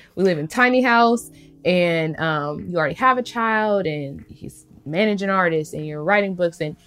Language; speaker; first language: English; native; English